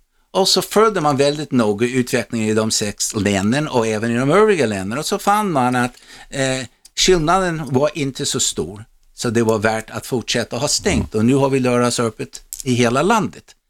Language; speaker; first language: Swedish; non-native, fluent; English